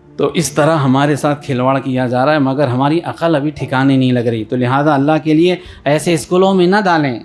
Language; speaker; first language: Urdu; native; Urdu